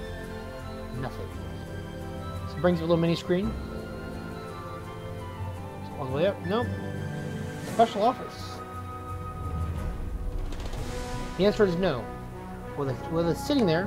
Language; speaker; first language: English; native; English